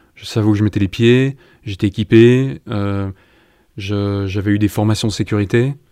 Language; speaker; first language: French; native; French